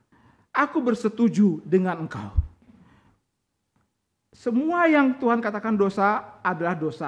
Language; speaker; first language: Indonesian; native; Indonesian